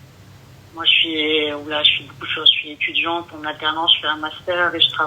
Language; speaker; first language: French; early bilingual, other home language; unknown